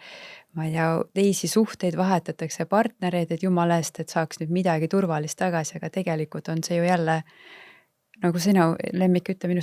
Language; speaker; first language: Estonian; native; Estonian